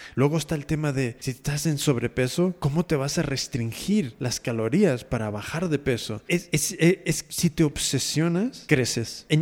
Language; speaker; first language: Spanish; native; Spanish